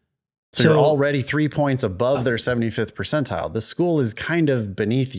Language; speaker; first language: English; native; English